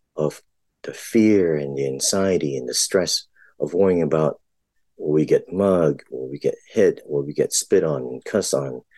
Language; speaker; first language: English; non-native, local second language; Filipino